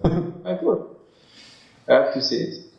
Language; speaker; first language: English; non-native, learner; French